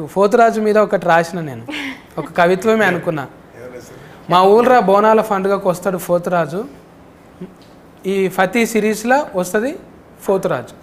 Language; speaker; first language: Telugu; native; Telugu